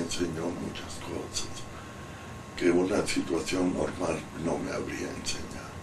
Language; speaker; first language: Spanish; non-native, fluent; Italian